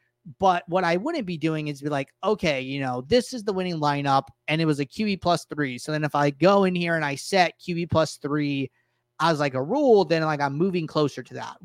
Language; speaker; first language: English; native; English